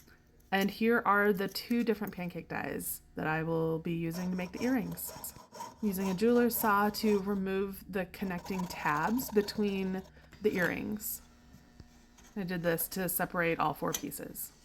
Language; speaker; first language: English; native; English